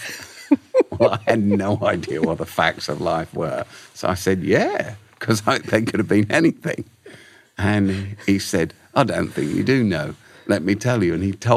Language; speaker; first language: English; native; English